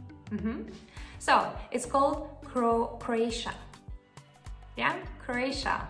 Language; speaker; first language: English; non-native, fluent; Russian